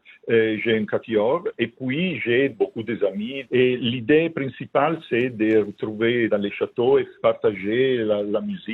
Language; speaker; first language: French; non-native, fluent; Italian